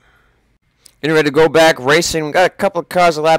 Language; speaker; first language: English; native; English